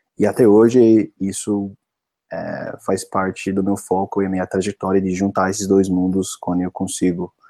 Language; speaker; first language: Portuguese; non-native, fluent; English